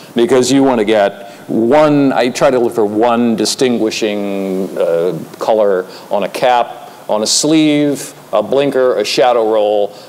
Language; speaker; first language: English; native; English